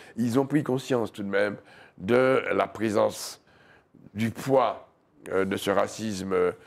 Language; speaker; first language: French; native; French